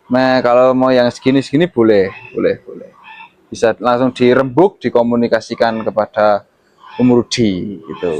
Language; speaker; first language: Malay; non-native, local second language; Javanese